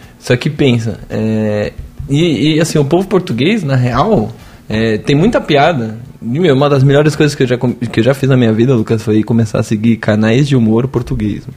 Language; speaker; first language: Portuguese; native; Portuguese